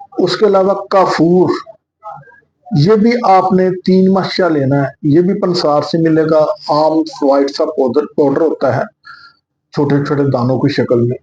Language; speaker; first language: Urdu; non-native, local second language; Punjabi